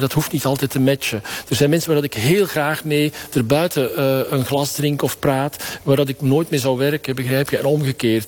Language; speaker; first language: Dutch; native; Dutch